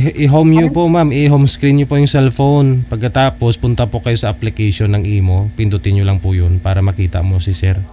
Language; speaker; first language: Filipino; native; Filipino